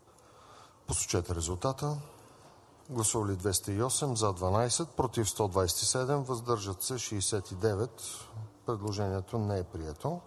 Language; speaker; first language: Bulgarian; native; Bulgarian